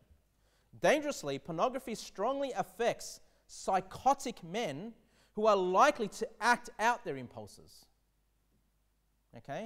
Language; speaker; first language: English; native; English